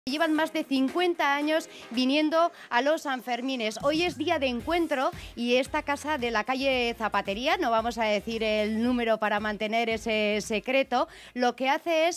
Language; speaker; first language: Spanish; native; Spanish